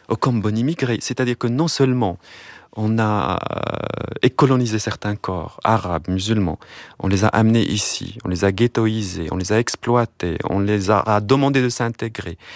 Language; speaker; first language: French; non-native, local second language; Arabic